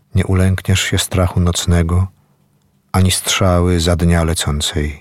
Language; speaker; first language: Polish; native; Polish